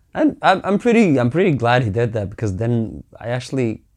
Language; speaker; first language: English; early bilingual, heritage; Finnish